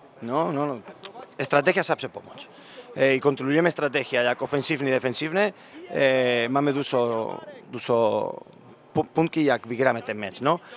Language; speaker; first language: Polish; non-native, learner; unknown